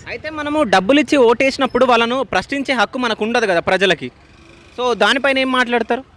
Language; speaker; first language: Telugu; native; Telugu